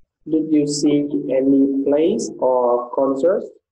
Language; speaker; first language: English; non-native, fluent; Vietnamese